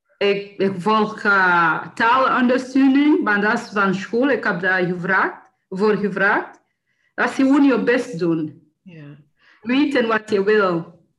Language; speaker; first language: Dutch; non-native, learner; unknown